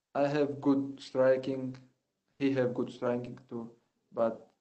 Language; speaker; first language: English; non-native, learner; Russian